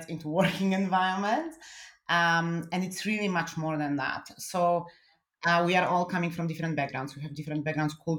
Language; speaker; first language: English; non-native, fluent; Polish